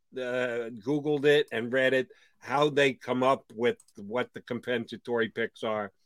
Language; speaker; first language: English; native; English